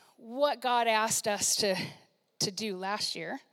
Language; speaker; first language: English; native; English